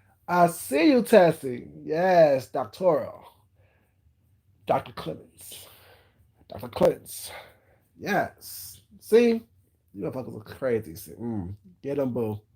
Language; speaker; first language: English; native; English